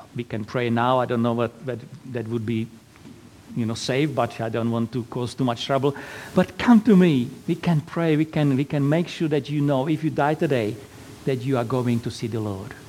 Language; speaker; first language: English; non-native, fluent; Slovak